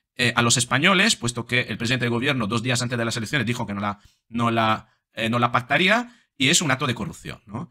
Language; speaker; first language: Spanish; non-native, fluent; Italian